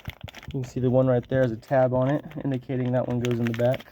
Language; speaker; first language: English; native; English